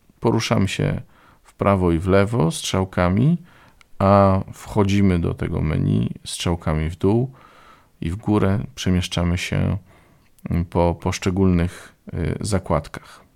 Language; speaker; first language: Polish; native; Polish